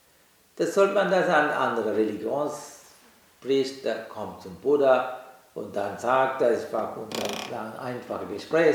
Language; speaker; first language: German; non-native, learner; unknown